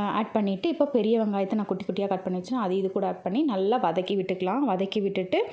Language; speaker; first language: Tamil; native; Tamil